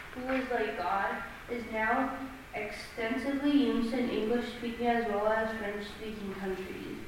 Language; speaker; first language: English; non-native, fluent; Chinese